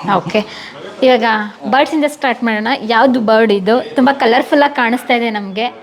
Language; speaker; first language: Kannada; native; Kannada